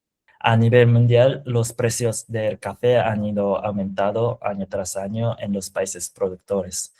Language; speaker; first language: Spanish; non-native, fluent; Japanese